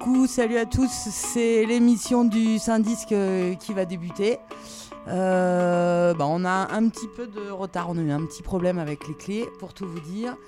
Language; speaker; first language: French; native; French